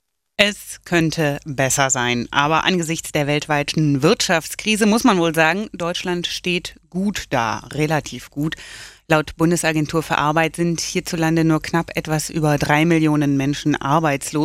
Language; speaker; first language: German; native; German